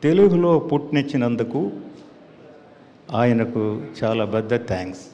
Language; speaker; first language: Telugu; non-native, learner; Tamil